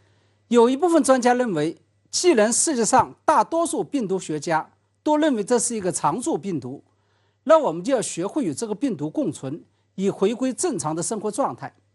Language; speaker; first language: Chinese; native; Chinese